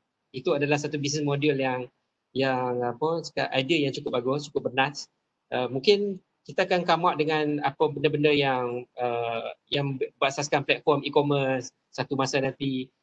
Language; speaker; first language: Malay; native; Malay